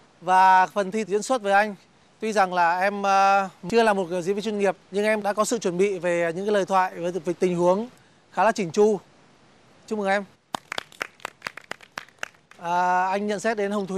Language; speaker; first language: Vietnamese; native; Vietnamese